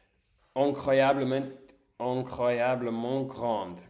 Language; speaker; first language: French; non-native, learner; English